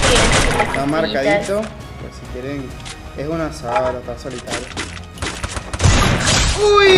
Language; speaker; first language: Spanish; native; Spanish